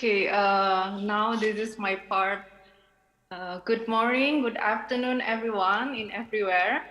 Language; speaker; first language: English; non-native, fluent; Indonesian